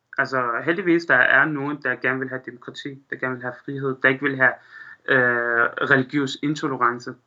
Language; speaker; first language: Danish; non-native, fluent; Arabic